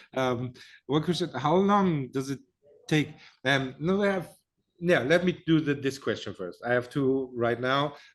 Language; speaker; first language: English; non-native, fluent; German